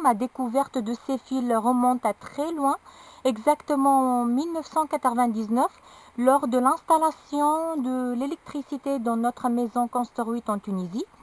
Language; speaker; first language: French; non-native, local second language; Arabic